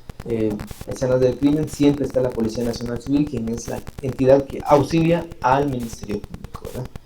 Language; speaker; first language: Spanish; native; Spanish